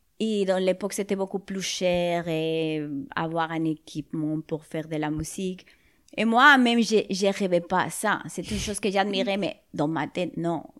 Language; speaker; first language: French; non-native, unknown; Spanish